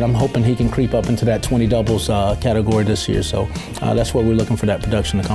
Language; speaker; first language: English; native; English